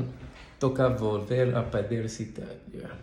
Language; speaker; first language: Spanish; non-native, learner; English